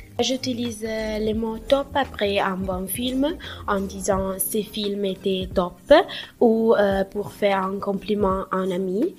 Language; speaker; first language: French; non-native, learner; Italian